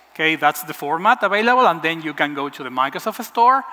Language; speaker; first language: English; non-native, fluent; Spanish